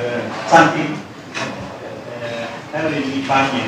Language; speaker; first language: Chinese; non-native, learner; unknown